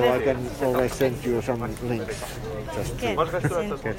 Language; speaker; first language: English; non-native, fluent; Finnish